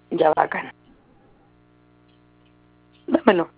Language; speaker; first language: Spanish; native; Spanish